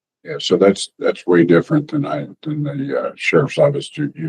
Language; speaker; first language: English; native; English